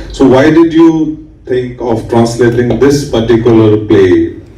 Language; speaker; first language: English; non-native, local second language; Punjabi